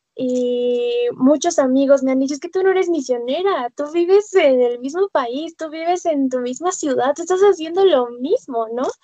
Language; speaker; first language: Spanish; native; Spanish